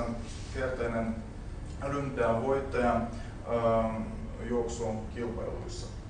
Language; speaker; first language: Finnish; non-native, learner; Russian